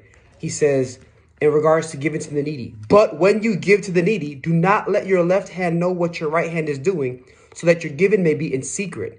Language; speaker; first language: English; native; English